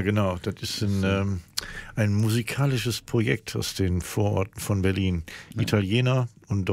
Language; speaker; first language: German; native; German